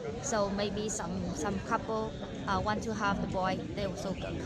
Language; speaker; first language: English; non-native, learner; Vietnamese